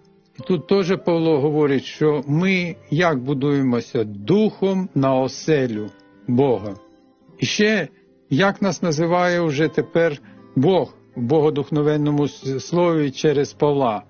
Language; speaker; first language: Ukrainian; native; Ukrainian